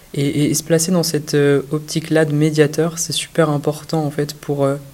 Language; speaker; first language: French; native; French